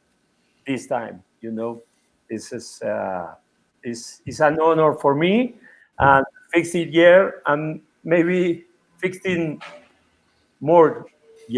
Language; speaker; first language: English; non-native, learner; Spanish